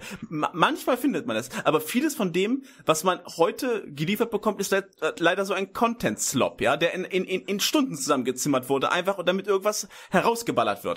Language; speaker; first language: German; native; German